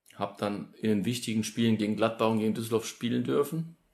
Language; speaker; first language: German; early bilingual, other home language; Polish